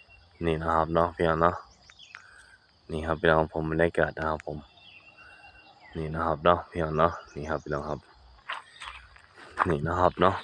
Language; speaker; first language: Thai; non-native, local second language; Northeastern Thai